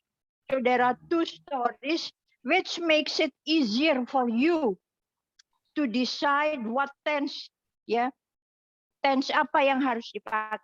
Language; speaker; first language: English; non-native, fluent; Indonesian